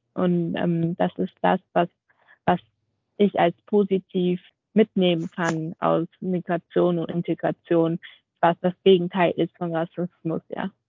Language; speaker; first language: German; non-native, fluent; Vietnamese